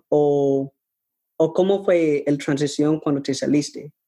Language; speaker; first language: Spanish; non-native, learner; English